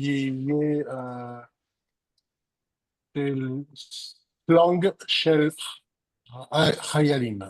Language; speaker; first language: Hebrew; non-native, learner; French